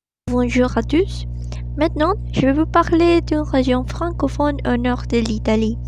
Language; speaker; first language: French; non-native, learner; Spanish